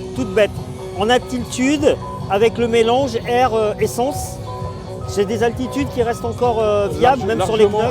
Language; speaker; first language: French; native; French